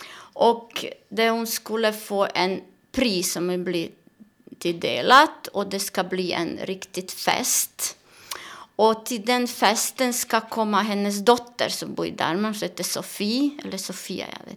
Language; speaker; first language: Swedish; non-native, fluent; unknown